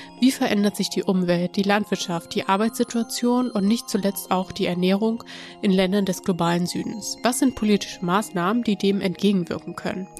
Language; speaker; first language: German; native; German